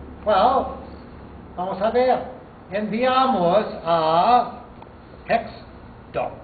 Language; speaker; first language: Spanish; non-native, fluent; English